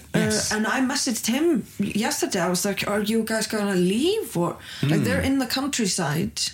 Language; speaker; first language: English; non-native, fluent; Icelandic